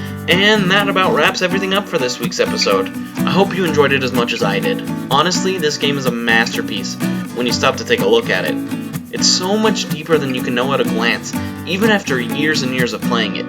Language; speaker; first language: English; native; English